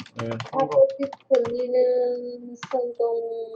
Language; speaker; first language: Korean; non-native, learner; Vietnamese